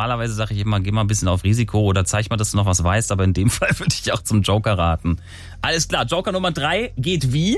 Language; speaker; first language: German; native; German